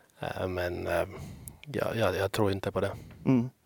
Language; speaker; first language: Swedish; non-native, local second language; Finnish